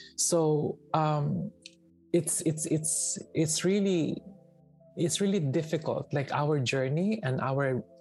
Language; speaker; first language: English; non-native, local second language; Filipino